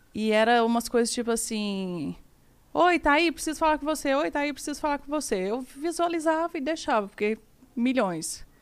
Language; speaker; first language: Portuguese; native; Portuguese